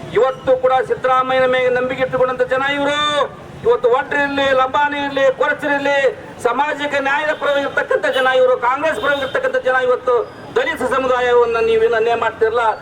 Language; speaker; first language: Kannada; non-native, local second language; Lambadi